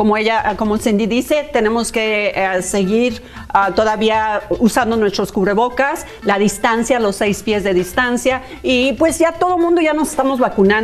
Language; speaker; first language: Spanish; native; Spanish